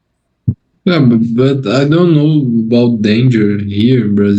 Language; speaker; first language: English; non-native, learner; Portuguese